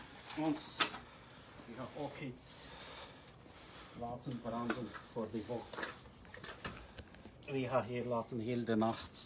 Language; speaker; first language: Dutch; non-native, learner; Arabic